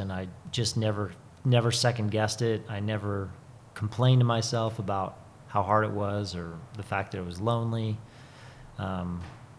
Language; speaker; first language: English; native; English